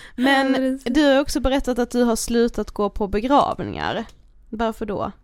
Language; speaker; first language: Swedish; native; Swedish